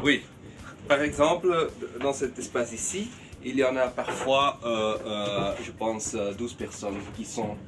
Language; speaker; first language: French; non-native, fluent; Dutch